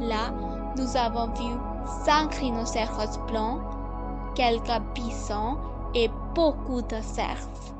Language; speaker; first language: French; non-native, learner; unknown